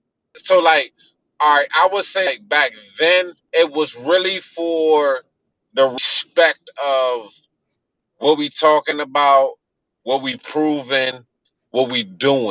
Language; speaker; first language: English; native; English